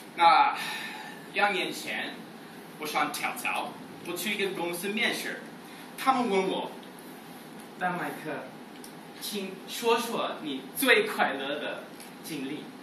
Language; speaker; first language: Chinese; non-native, fluent; English